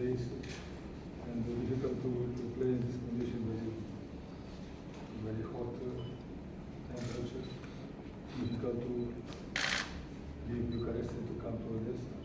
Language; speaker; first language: English; non-native, fluent; Romanian